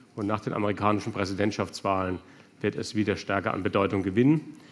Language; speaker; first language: German; native; German